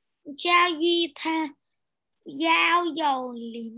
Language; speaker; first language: Chinese; non-native, learner; Vietnamese